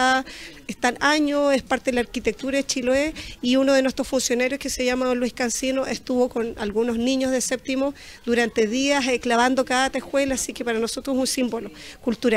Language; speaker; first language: Spanish; native; Spanish